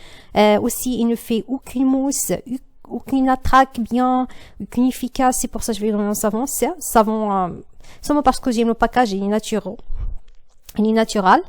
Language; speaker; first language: French; non-native, learner; Arabic